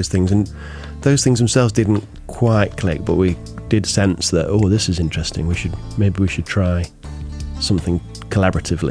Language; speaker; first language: English; native; English